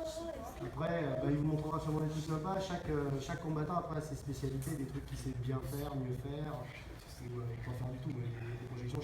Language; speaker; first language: French; native; French